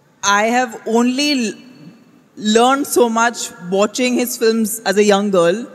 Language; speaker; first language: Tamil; non-native, fluent; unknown